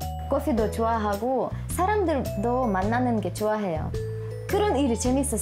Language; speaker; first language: Korean; non-native, learner; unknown